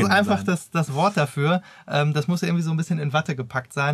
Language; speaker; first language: German; native; German